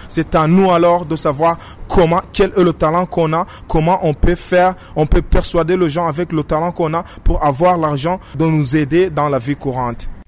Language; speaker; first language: French; non-native, local second language; Rundi